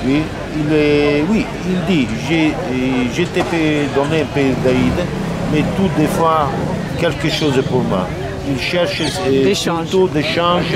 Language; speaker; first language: French; non-native, learner; Italian